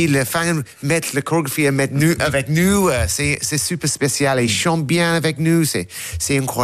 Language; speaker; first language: French; non-native, learner; English